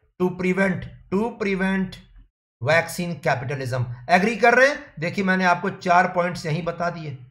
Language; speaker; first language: Hindi; native; Hindi